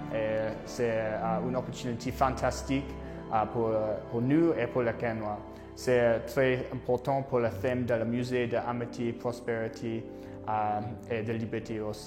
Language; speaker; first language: French; non-native, learner; English